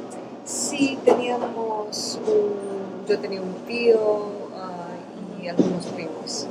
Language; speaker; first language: Spanish; early bilingual, other home language; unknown